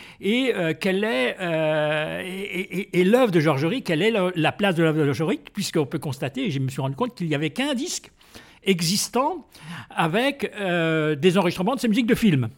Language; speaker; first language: French; native; French